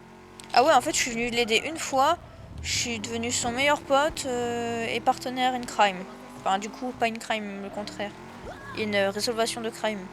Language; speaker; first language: French; native; French